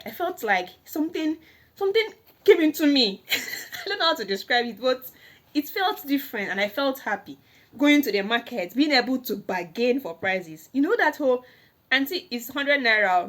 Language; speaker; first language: English; non-native, local second language; Igbo